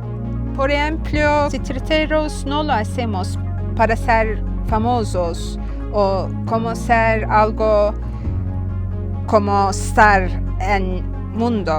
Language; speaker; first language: Spanish; non-native, fluent; Turkish